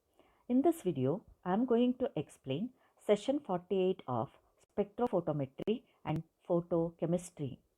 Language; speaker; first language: English; non-native, local second language; Kannada